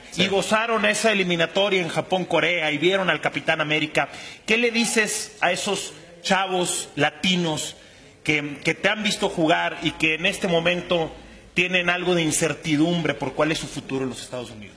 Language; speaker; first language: Spanish; native; Spanish